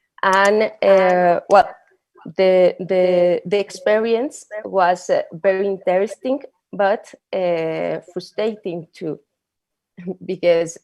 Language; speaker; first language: English; non-native, learner; Spanish